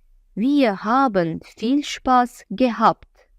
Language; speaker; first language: German; non-native, fluent; Azerbaijani